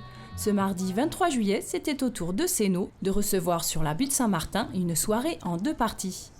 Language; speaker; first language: French; native; French